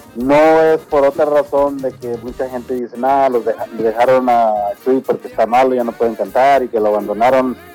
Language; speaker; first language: Spanish; early bilingual, heritage; Spanish